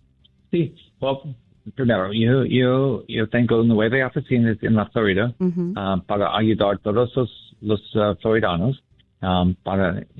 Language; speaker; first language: Spanish; non-native, learner; English